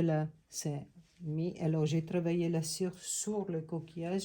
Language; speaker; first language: French; non-native, fluent; Italian